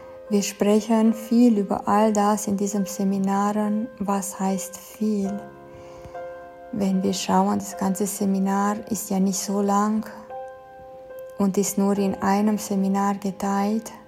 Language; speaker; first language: German; non-native, fluent; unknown